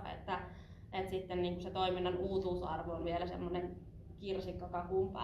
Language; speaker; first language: Finnish; native; Finnish